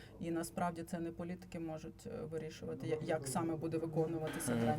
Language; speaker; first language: Ukrainian; non-native, fluent; Latvian